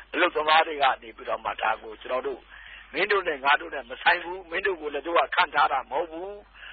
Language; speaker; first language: Burmese; non-native, local second language; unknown